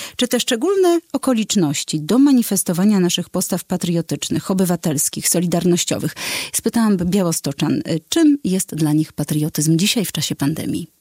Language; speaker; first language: Polish; native; Polish